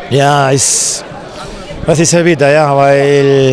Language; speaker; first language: German; non-native, fluent; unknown